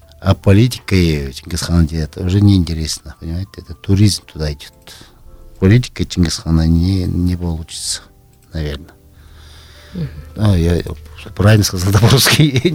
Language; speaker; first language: Russian; non-native, local second language; Tuvinian